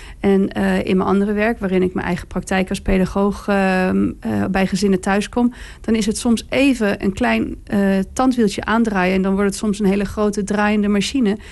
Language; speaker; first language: Dutch; native; Dutch